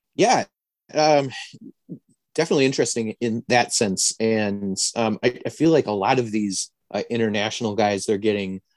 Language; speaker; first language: English; native; English